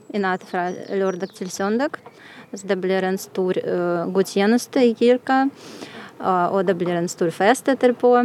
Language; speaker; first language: Norwegian; non-native, fluent; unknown